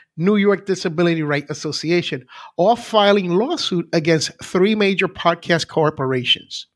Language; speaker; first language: Spanish; early bilingual, heritage; Spanish